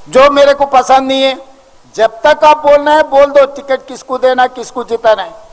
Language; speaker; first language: Hindi; non-native, local second language; Telugu